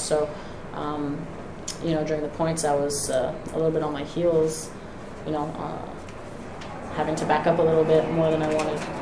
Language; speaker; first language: English; native; English